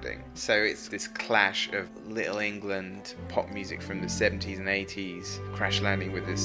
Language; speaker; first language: English; native; English